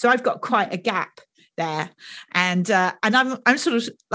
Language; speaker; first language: English; native; English